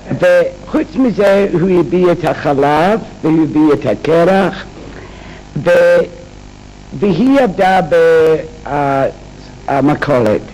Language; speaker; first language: Hebrew; non-native, fluent; English